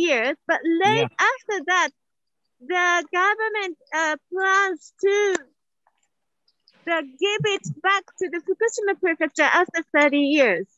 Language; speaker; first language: English; non-native, learner; Japanese